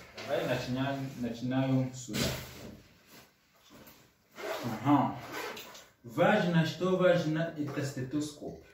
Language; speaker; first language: Russian; non-native, learner; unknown